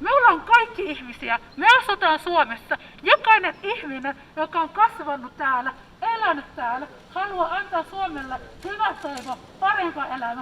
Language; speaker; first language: Finnish; early bilingual, other home language; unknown